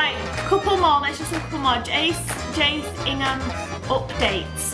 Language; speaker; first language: English; native; English